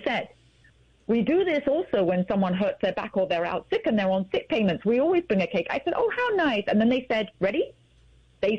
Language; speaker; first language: English; native; English